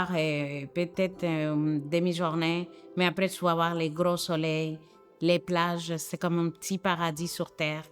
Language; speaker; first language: French; non-native, fluent; Spanish